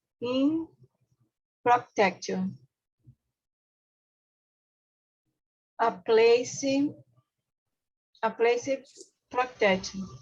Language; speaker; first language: English; non-native, learner; Portuguese